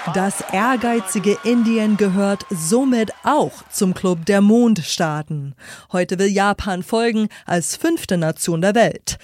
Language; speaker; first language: German; native; German